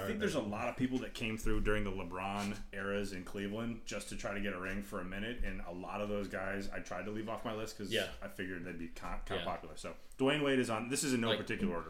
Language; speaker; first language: English; native; English